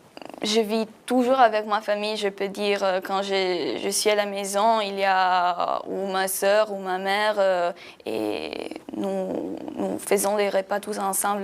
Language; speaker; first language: French; non-native, fluent; Italian